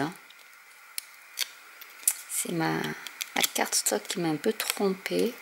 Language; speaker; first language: French; native; French